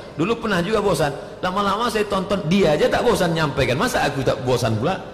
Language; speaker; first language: Malay; native; Malay